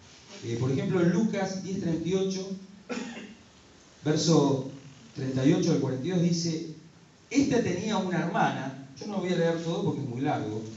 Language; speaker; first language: Spanish; native; Spanish